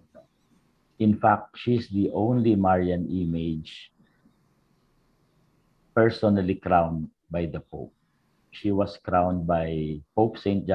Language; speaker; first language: English; non-native, local second language; Filipino